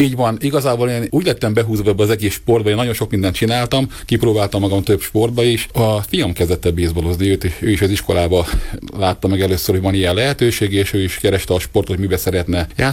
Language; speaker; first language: Hungarian; native; Hungarian